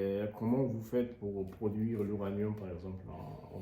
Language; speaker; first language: French; non-native, fluent; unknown